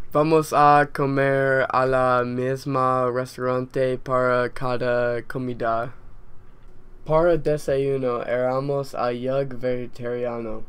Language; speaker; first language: Spanish; non-native, learner; English